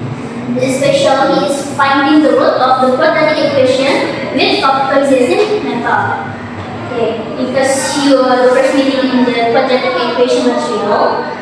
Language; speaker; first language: English; non-native, learner; Indonesian